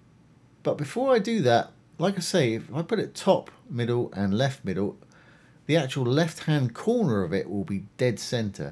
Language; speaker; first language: English; native; English